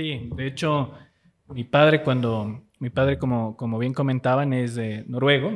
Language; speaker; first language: Spanish; native; Spanish